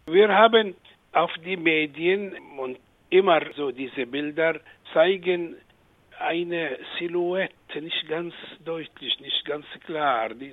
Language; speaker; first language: German; non-native, fluent; Arabic